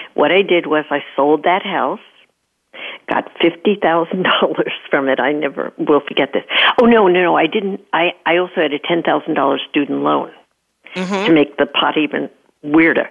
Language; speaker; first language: English; native; English